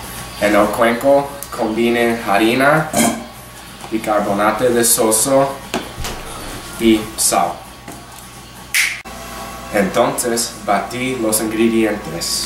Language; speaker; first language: Spanish; non-native, learner; English